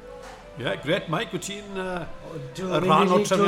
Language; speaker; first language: Welsh; native; Welsh